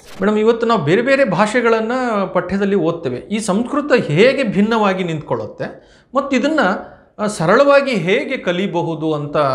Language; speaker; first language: Kannada; native; Kannada